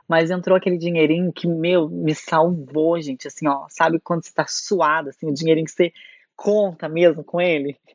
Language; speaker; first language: Portuguese; native; Portuguese